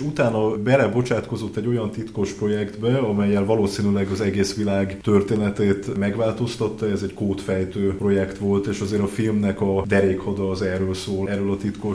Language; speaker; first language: Hungarian; native; Hungarian